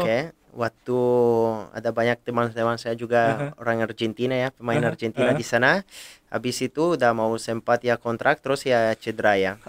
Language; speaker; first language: Indonesian; non-native, fluent; Italian